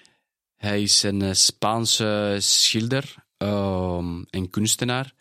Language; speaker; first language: Dutch; non-native, fluent; Spanish